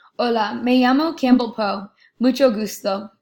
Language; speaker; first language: Spanish; non-native, learner; English